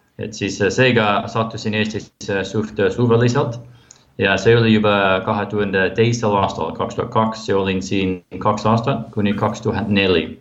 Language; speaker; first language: Estonian; non-native, fluent; English